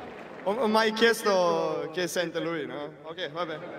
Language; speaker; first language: Italian; non-native, learner; Spanish